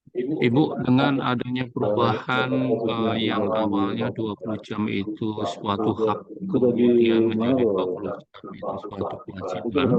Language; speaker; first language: Indonesian; native; Indonesian